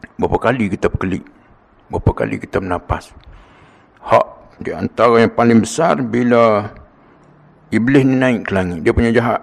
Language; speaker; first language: Malay; native; Malay